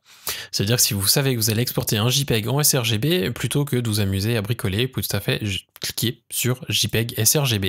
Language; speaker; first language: French; native; French